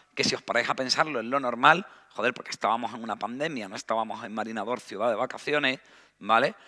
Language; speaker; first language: Spanish; native; Spanish